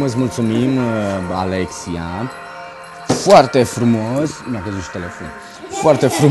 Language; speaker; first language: Romanian; native; Romanian